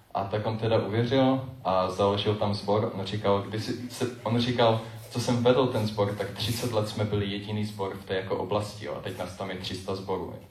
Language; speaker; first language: Czech; native; Czech